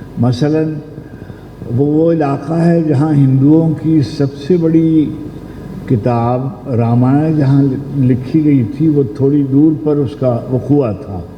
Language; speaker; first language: Urdu; native; Urdu